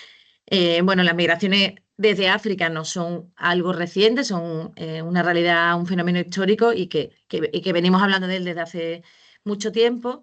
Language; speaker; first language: Spanish; native; Spanish